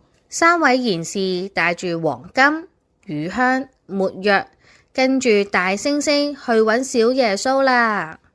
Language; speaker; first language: Chinese; native; Chinese